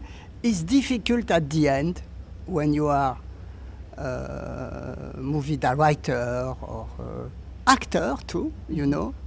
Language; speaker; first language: English; non-native, learner; French